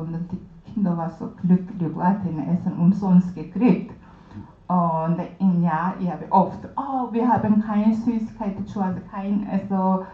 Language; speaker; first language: German; non-native, learner; Korean